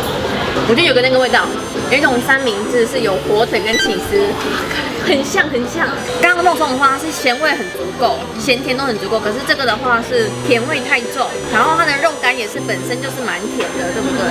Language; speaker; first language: Chinese; native; Chinese